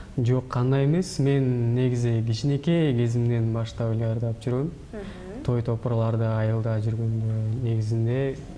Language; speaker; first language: Kyrgyz; native; Kyrgyz